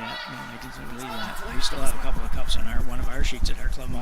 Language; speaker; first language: English; native; English